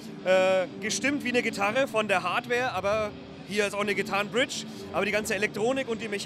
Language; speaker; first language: German; native; German